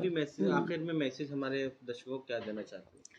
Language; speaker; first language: Hindi; native; Hindi